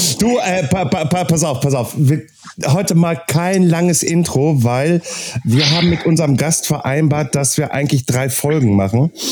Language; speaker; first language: German; native; German